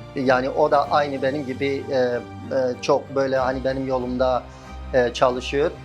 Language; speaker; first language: Turkish; native; Turkish